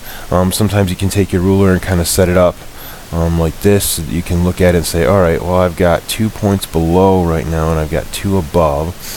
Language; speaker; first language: English; native; English